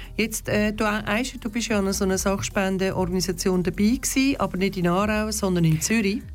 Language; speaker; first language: German; early bilingual, other home language; Turkish